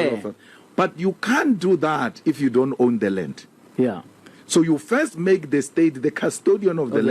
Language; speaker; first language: English; non-native, local second language; Northern Sotho